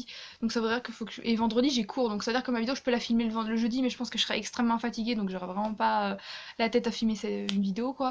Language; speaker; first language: French; native; French